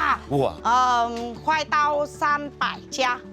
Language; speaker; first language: Chinese; non-native, learner; Vietnamese